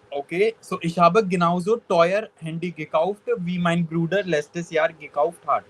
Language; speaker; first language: German; non-native, learner; Hindi